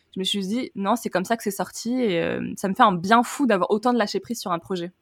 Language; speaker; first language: French; native; French